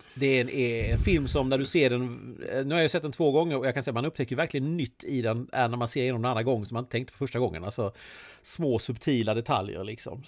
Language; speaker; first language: Swedish; native; Swedish